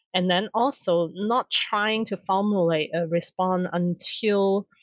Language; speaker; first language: English; non-native, local second language; Cantonese